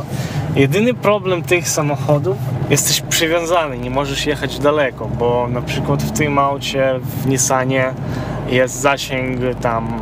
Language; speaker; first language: Polish; non-native, fluent; Ukrainian